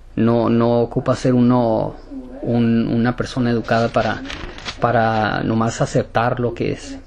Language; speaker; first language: Spanish; native; Spanish